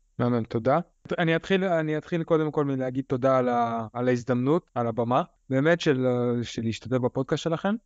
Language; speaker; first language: Hebrew; early bilingual, other home language; Russian